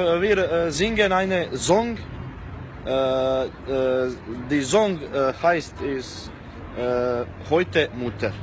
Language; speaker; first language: German; non-native, learner; Croatian